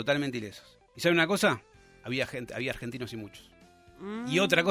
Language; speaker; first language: Spanish; native; Spanish